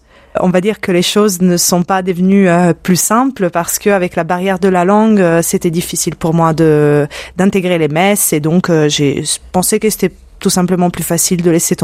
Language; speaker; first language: French; non-native, fluent; Italian